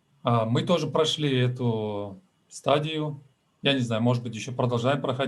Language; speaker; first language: Russian; native; Russian